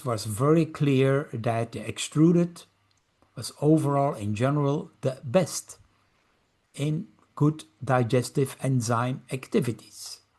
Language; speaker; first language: English; non-native, fluent; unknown